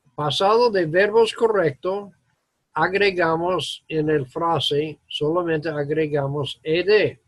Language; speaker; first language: Spanish; non-native, fluent; English